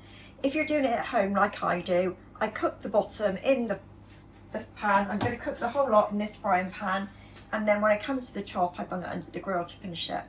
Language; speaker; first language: English; native; English